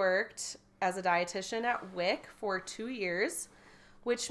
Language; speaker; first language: English; native; English